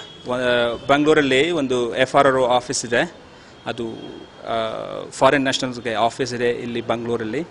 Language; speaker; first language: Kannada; non-native, learner; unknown